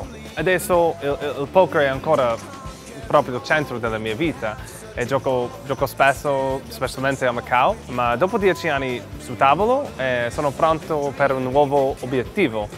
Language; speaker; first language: Italian; non-native, learner; English